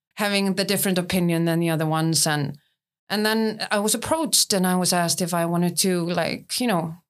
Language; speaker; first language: English; non-native, fluent; Icelandic